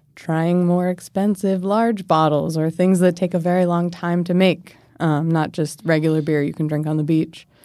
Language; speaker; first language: English; native; English